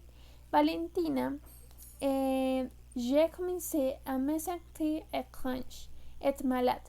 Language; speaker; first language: French; non-native, learner; Spanish